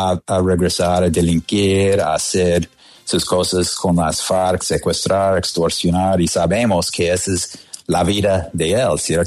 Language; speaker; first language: Spanish; non-native, fluent; English